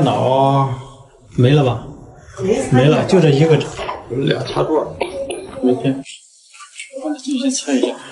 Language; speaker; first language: Chinese; native; Chinese